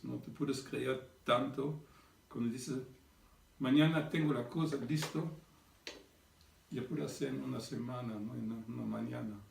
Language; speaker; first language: Spanish; non-native, fluent; German